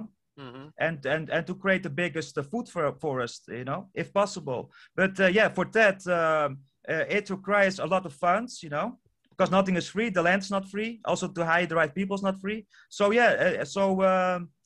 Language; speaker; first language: English; non-native, fluent; Dutch